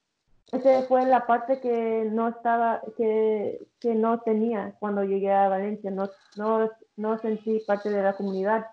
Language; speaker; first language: Spanish; early bilingual, heritage; English